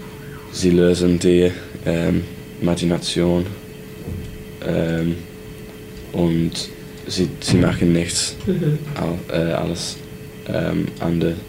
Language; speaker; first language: German; non-native, learner; English